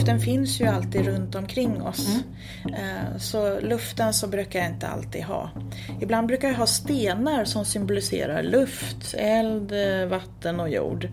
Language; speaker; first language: Swedish; native; Swedish